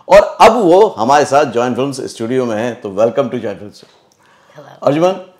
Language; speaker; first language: Hindi; native; Hindi